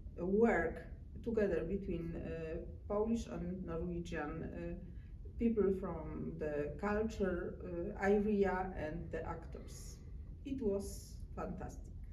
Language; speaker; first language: English; non-native, learner; Polish